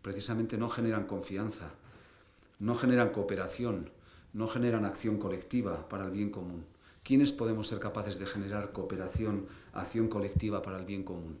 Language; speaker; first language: Spanish; native; Spanish